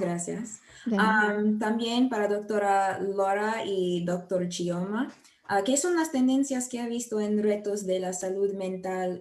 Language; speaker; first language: Spanish; non-native, learner; English